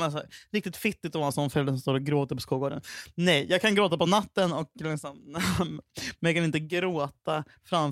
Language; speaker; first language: Swedish; native; Swedish